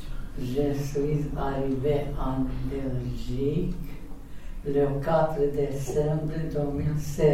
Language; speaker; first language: French; non-native, learner; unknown